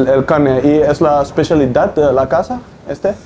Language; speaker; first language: Spanish; non-native, learner; Dutch